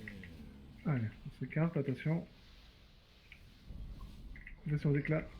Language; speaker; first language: French; native; French